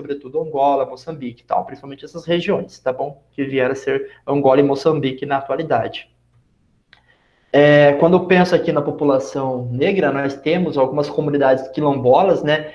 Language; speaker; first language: Portuguese; native; Portuguese